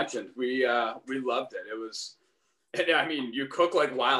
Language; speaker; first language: English; native; English